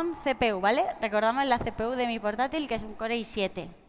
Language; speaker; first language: Spanish; native; Spanish